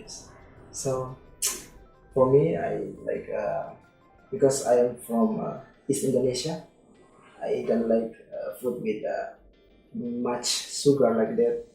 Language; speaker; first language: English; non-native, learner; Indonesian